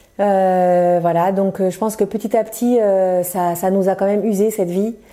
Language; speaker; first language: French; native; French